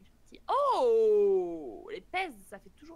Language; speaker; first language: French; native; French